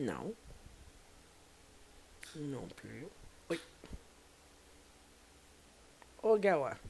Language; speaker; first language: French; native; French